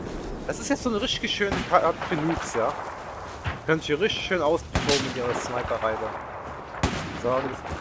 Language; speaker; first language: German; native; German